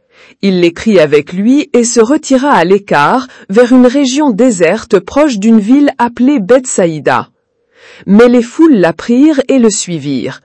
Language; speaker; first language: French; native; French